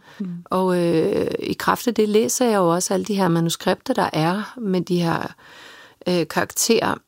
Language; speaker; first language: Danish; early bilingual, other home language; Serbian